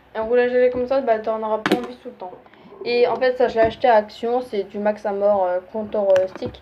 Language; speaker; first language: French; native; French